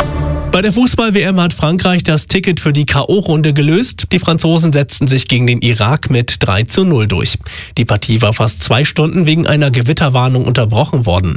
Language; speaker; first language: German; native; German